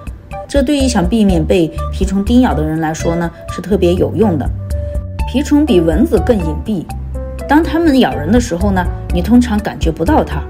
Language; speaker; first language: Chinese; native; Chinese